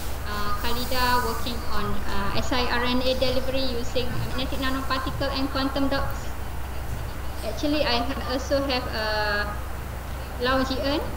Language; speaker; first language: English; non-native, local second language; Malay